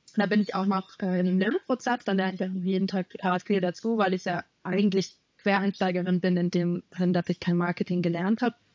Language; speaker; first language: German; native; German